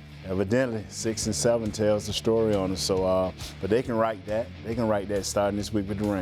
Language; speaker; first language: English; native; English